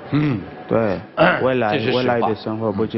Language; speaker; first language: Chinese; non-native, learner; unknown